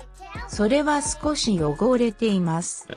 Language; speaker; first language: Japanese; non-native, learner; English